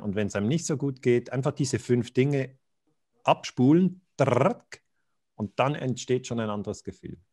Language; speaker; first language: German; native; German